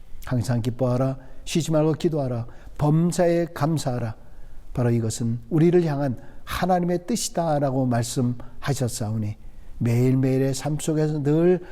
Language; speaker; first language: Korean; native; Korean